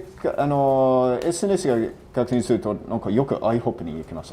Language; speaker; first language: Japanese; non-native, fluent; English